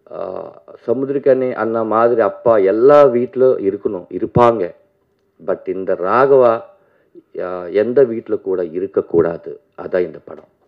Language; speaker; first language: Tamil; non-native, learner; Telugu